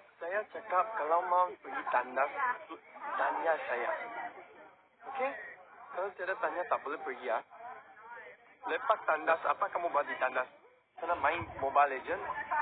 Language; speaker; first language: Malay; non-native, learner; Korean